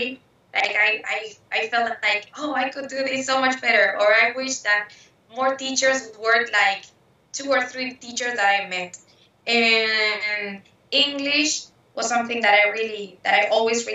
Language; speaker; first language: English; non-native, fluent; Spanish